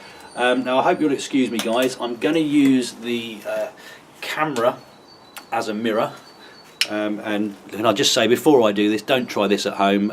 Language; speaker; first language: English; native; English